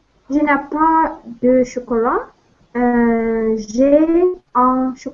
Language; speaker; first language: French; non-native, learner; Russian